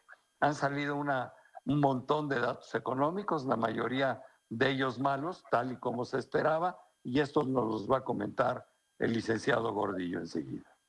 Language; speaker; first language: Spanish; native; Spanish